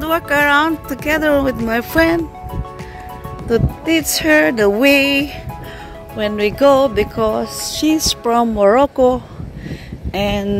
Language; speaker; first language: English; non-native, local second language; Filipino